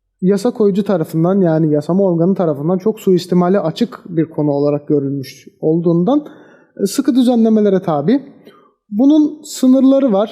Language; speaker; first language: Turkish; native; Turkish